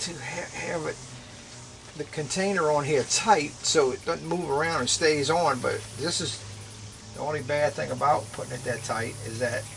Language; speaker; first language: English; native; English